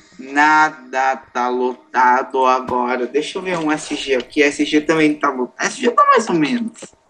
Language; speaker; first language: Portuguese; native; Portuguese